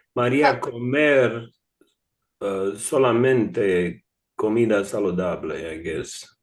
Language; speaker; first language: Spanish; non-native, learner; English